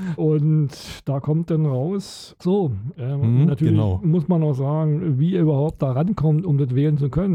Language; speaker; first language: German; native; German